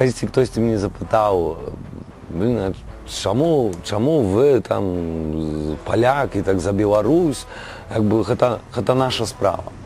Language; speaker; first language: Belarusian; non-native, fluent; Polish